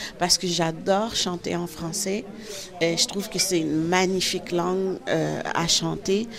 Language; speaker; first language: French; early bilingual, other home language; Haitian Creole